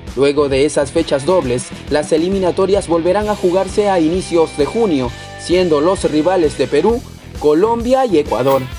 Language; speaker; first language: Spanish; native; Spanish